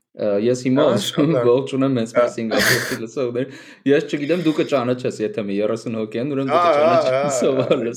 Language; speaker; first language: Armenian; native; Armenian